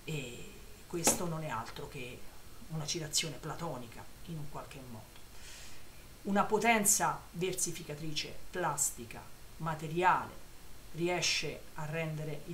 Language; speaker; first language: Italian; native; Italian